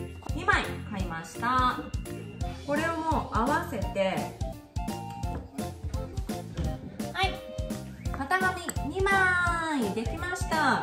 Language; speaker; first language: Japanese; native; Japanese